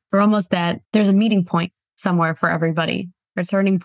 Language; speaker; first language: English; native; English